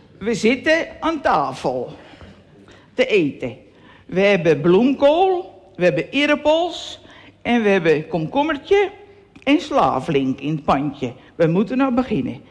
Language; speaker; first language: Dutch; native; Dutch